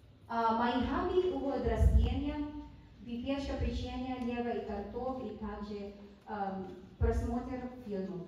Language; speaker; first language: Russian; non-native, learner; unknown